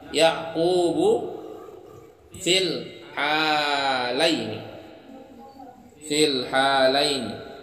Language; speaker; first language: Arabic; non-native, fluent; Indonesian